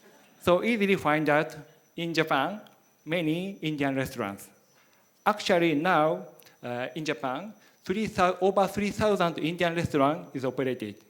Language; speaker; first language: English; non-native, learner; Japanese